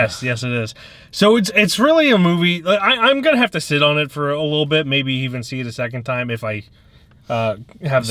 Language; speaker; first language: English; native; English